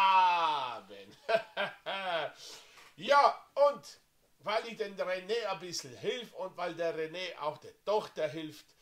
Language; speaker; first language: German; non-native, fluent; Slovenian